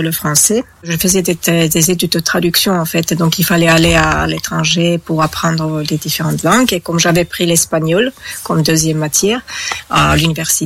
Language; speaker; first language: French; non-native, fluent; Finnish